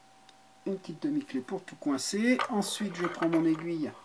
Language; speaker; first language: French; native; French